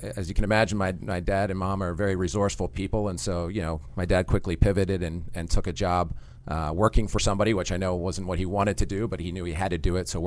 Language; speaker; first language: English; native; English